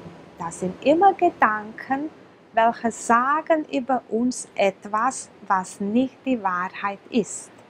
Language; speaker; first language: German; non-native, fluent; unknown